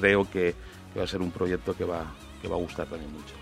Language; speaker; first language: Spanish; native; Spanish